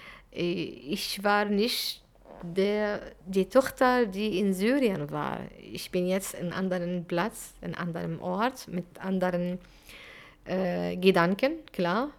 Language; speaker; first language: German; non-native, fluent; Arabic